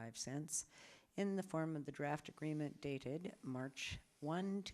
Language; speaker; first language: English; native; English